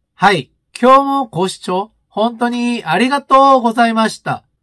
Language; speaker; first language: Japanese; non-native, fluent; Korean